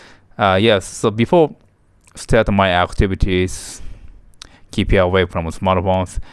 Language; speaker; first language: English; non-native, learner; Japanese